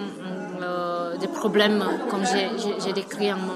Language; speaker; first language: French; non-native, fluent; Vietnamese